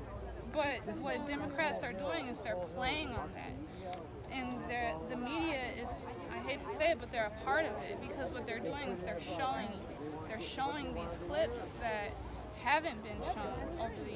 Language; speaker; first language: English; native; English